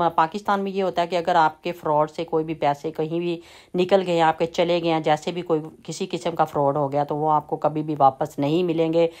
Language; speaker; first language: Urdu; native; Urdu